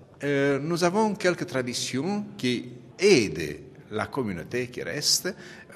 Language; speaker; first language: French; non-native, fluent; Romanian